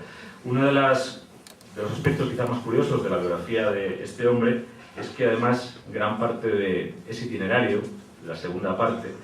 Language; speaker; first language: Spanish; native; Spanish